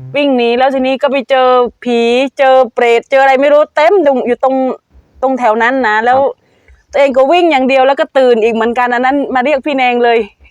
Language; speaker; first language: Thai; native; Thai